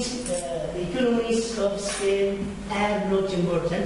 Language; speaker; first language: English; non-native, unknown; Arabic